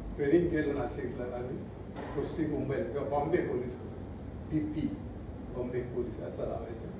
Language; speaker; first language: Marathi; non-native, local second language; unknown